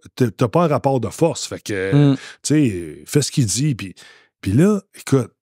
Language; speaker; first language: French; native; French